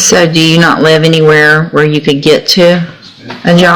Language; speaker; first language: English; native; English